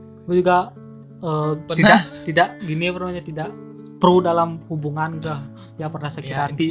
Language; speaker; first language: Indonesian; native; Indonesian